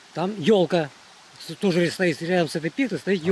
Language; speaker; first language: Russian; native; Russian